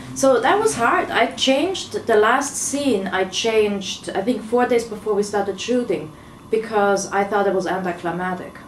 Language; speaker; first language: English; non-native, fluent; German